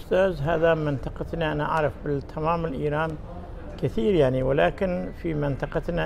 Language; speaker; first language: Arabic; non-native, learner; Turkmen